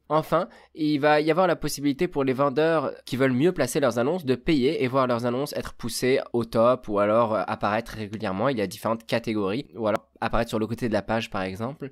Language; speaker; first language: French; native; French